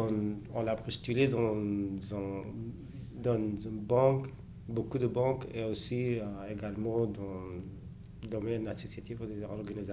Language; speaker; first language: French; non-native, fluent; Arabic